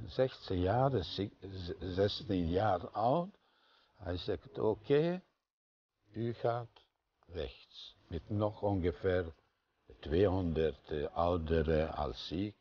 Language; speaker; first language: Dutch; non-native, fluent; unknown